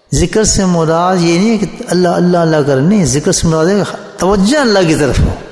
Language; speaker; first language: Urdu; native; Urdu